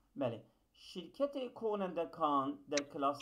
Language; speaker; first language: Persian; non-native, fluent; Kurdish